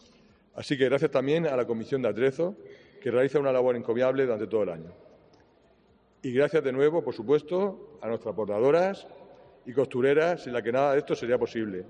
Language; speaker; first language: Spanish; native; Spanish